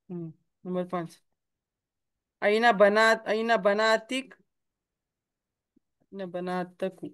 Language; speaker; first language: Arabic; non-native, learner; Urdu